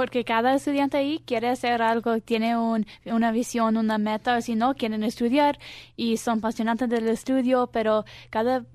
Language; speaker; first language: Spanish; early bilingual, heritage; Spanish